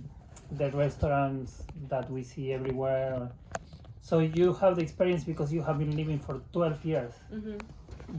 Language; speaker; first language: English; non-native, learner; Spanish